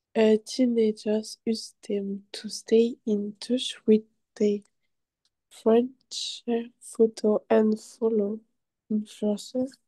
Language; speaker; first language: English; non-native, learner; French